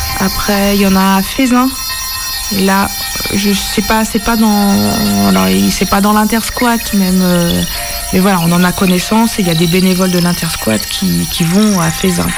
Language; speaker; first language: French; native; French